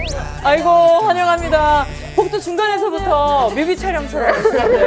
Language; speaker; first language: Korean; native; Korean